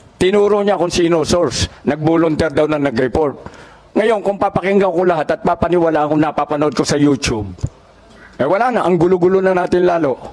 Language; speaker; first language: Filipino; native; Filipino